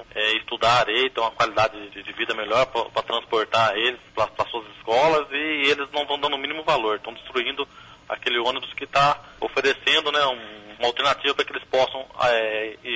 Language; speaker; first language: Portuguese; native; Portuguese